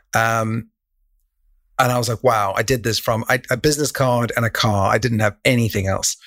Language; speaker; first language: English; native; English